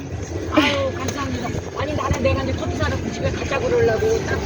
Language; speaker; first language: Korean; native; Korean